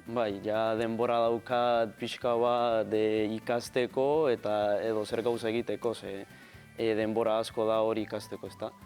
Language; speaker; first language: Basque; non-native, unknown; Spanish